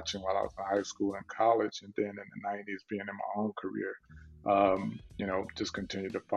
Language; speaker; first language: English; native; English